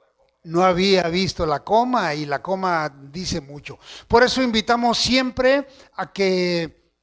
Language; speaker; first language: Spanish; native; Spanish